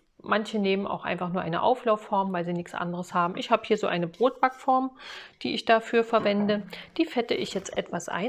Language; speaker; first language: German; native; German